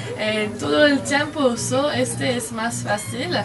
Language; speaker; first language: Spanish; non-native, learner; French